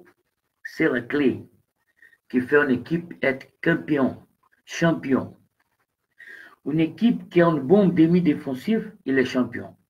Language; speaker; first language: French; non-native, learner; Portuguese